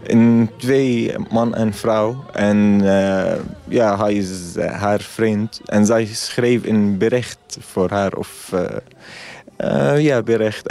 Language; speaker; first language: Dutch; non-native, learner; Arabic